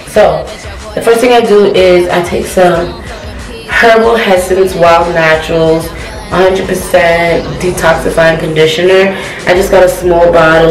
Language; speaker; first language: English; native; English